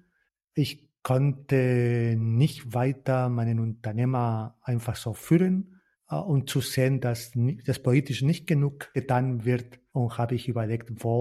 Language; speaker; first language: German; non-native, fluent; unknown